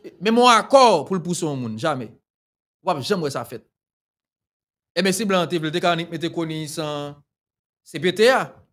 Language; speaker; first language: French; non-native, local second language; Haitian Creole